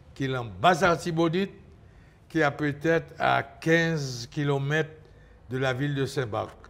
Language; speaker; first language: French; native; French